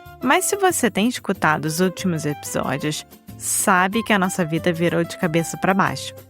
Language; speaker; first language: Portuguese; native; Portuguese